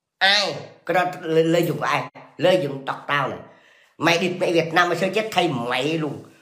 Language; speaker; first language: Vietnamese; non-native, local second language; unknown